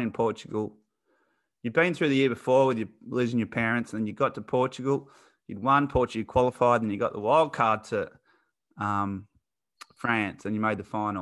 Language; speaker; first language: English; native; English